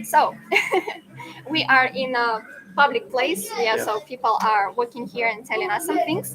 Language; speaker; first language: English; non-native, fluent; Russian